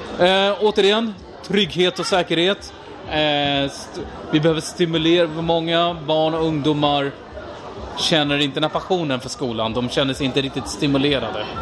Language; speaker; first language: Swedish; non-native, fluent; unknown